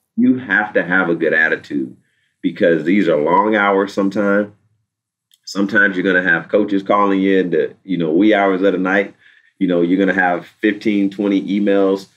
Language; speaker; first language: English; native; English